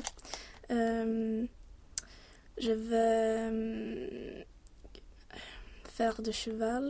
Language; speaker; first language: French; non-native, learner; Swedish